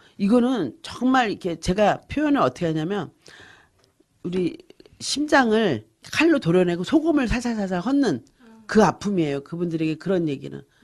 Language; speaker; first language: Korean; native; Korean